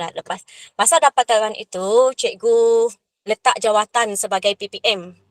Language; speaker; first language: Malay; non-native, local second language; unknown